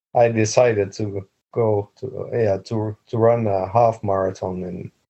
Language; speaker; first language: English; non-native, fluent; Dutch